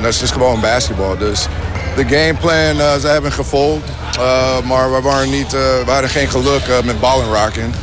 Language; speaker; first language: Dutch; non-native, learner; English